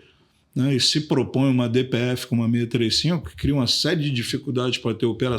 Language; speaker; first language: Portuguese; native; Portuguese